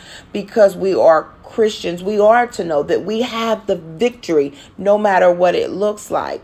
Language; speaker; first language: English; native; English